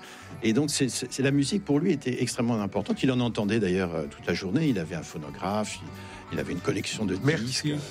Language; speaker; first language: French; native; French